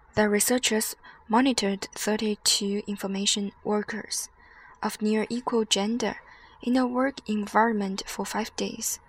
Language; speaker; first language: English; non-native, fluent; Chinese